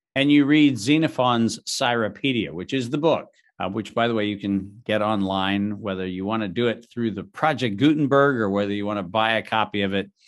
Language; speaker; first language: English; native; English